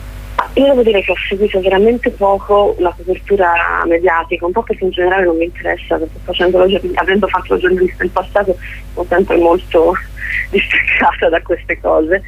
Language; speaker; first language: Italian; native; Italian